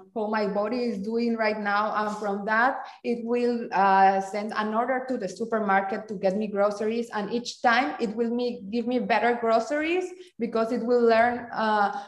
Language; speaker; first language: English; non-native, fluent; Spanish